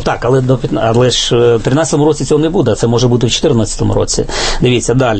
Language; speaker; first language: Ukrainian; native; Ukrainian